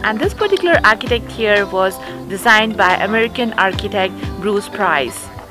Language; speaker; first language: English; non-native, local second language; Hindi